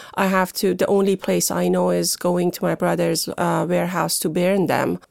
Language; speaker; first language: English; non-native, fluent; Persian